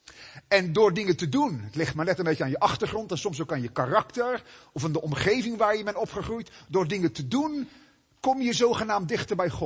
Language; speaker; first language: Dutch; native; Dutch